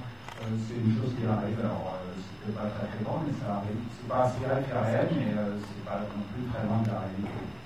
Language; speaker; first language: French; native; French